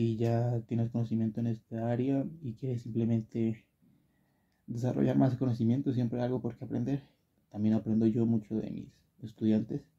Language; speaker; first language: Spanish; native; Spanish